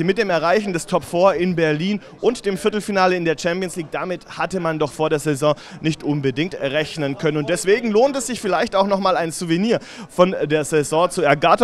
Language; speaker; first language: German; native; German